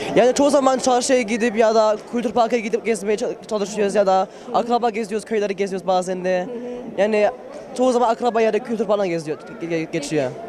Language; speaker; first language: Turkish; early bilingual, heritage; Turkish